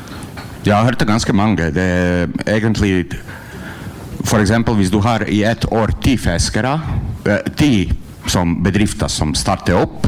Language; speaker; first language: Norwegian; non-native, learner; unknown